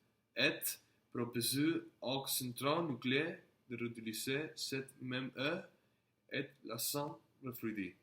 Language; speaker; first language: French; non-native, learner; Spanish